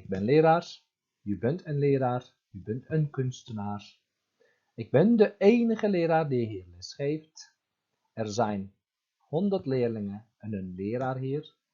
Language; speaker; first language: Dutch; non-native, fluent; Turkish